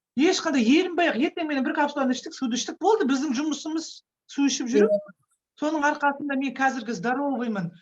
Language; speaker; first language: Kazakh; non-native, local second language; Russian